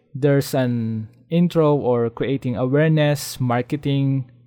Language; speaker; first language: English; non-native, local second language; Filipino